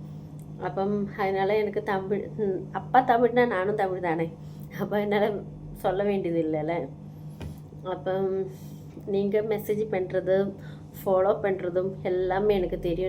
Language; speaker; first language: Tamil; non-native, local second language; Malayalam